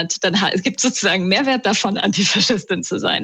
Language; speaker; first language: German; native; German